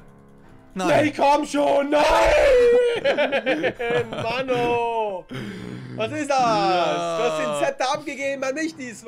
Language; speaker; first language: German; native; German